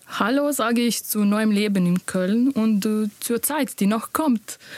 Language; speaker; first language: German; non-native, learner; Bosnian